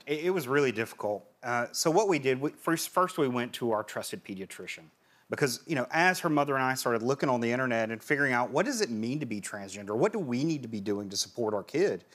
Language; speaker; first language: English; native; English